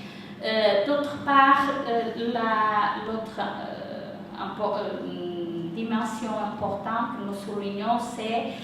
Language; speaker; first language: French; non-native, fluent; Portuguese